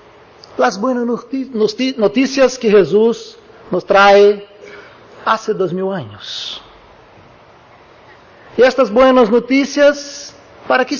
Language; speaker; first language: Spanish; non-native, learner; Portuguese